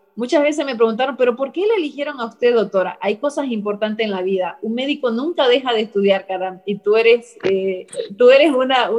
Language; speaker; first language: Spanish; native; Spanish